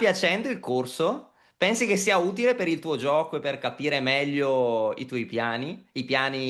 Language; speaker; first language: Italian; native; Italian